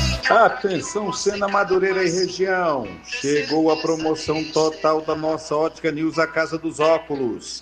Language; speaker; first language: Portuguese; native; Portuguese